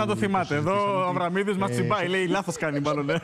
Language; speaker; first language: Greek; native; Greek